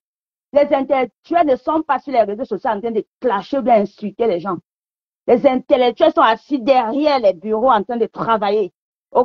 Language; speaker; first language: French; non-native, local second language; Lingala